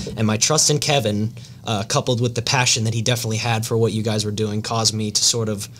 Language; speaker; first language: English; native; English